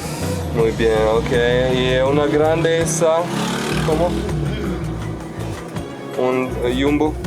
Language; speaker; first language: Spanish; non-native, learner; German